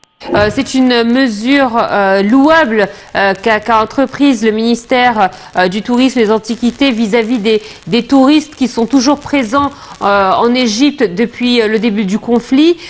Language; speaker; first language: French; non-native, fluent; Arabic